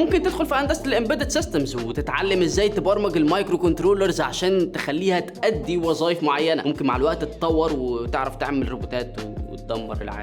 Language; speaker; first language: Arabic; native; Arabic